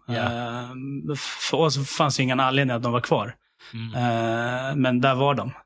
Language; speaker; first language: Swedish; early bilingual, other home language; Syriac